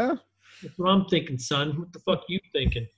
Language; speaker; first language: English; native; English